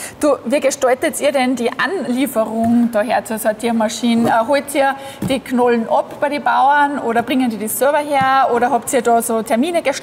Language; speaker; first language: German; native; German